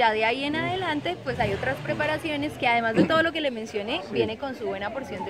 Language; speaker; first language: Spanish; native; Spanish